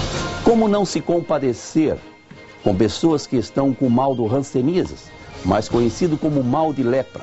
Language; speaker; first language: Portuguese; native; Portuguese